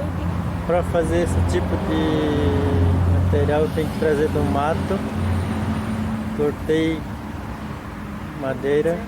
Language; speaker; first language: Portuguese; non-native, local second language; Guarani